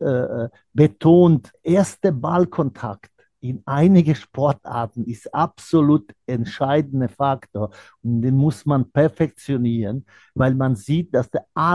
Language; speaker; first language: German; non-native, fluent; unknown